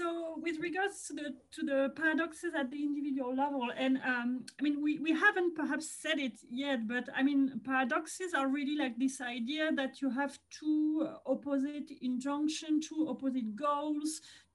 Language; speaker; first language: English; non-native, fluent; French